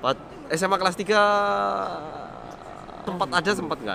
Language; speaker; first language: Indonesian; early bilingual, other home language; Korean